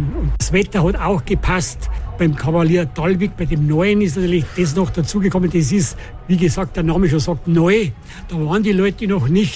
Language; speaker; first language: German; native; German